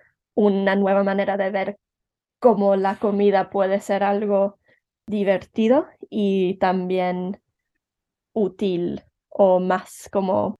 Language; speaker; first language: Spanish; early bilingual, heritage; Spanish